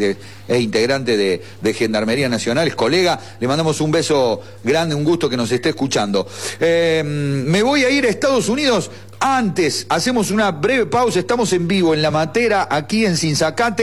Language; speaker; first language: Spanish; native; Spanish